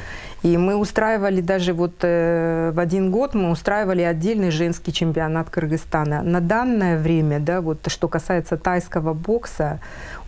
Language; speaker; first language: Russian; native; Russian